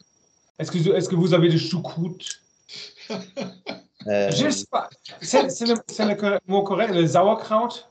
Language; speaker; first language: French; non-native, learner; German